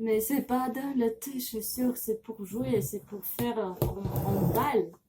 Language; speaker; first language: French; non-native, learner; Russian